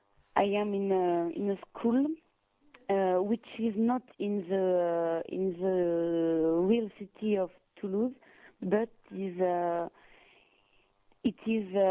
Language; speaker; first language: English; non-native, learner; French